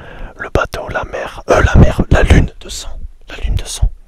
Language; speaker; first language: French; native; French